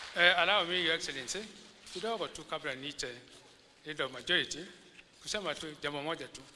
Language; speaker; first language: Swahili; non-native, local second language; Kikuyu